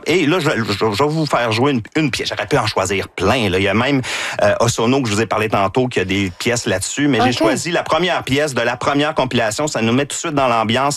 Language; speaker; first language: French; native; French